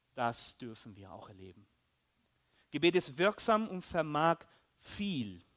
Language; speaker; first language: German; early bilingual, heritage; Spanish